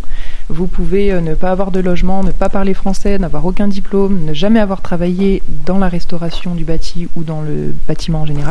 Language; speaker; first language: French; native; French